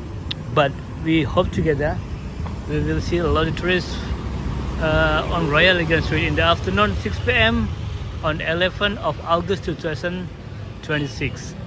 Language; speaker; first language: English; non-native, fluent; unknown